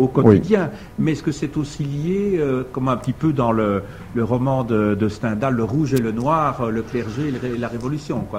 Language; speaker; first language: French; native; French